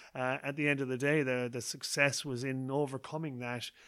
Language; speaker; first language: English; native; English